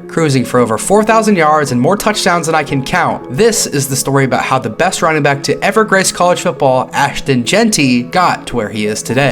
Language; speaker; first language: English; native; English